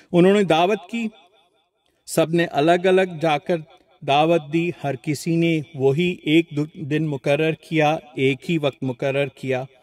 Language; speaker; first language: Urdu; non-native, local second language; Sindhi